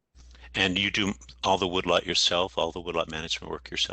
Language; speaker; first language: English; native; English